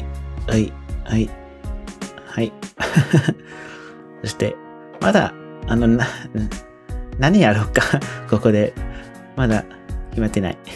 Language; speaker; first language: Japanese; non-native, learner; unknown